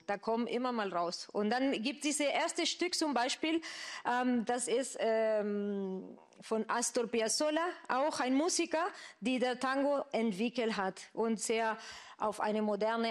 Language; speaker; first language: German; non-native, fluent; Spanish